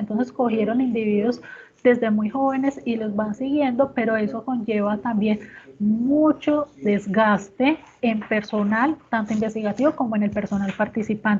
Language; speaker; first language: Spanish; native; Spanish